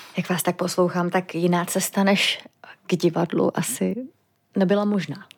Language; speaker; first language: Czech; native; Czech